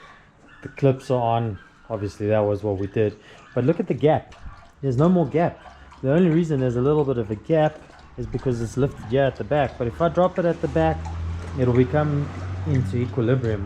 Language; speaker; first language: English; native; English